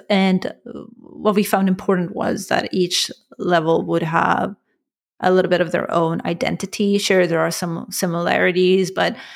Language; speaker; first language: English; non-native, fluent; Persian